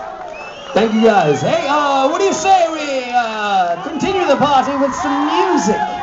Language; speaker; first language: English; native; English